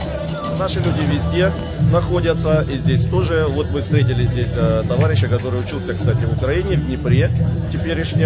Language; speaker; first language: Russian; native; Russian